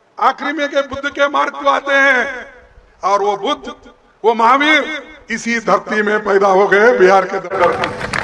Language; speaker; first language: Hindi; non-native, local second language; Kannada